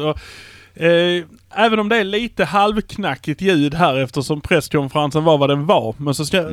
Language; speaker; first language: Swedish; native; Swedish